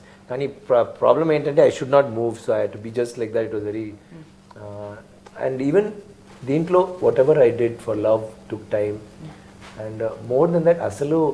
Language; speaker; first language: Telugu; non-native, local second language; Tamil